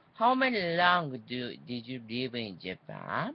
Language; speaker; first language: English; non-native, learner; Japanese